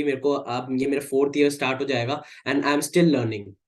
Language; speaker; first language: Hindi; native; Hindi